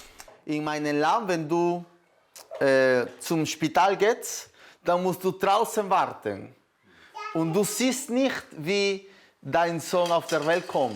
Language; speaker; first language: German; non-native, fluent; Spanish